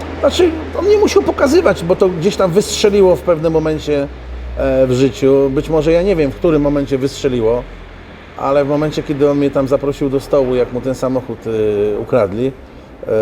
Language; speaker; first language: Polish; native; Polish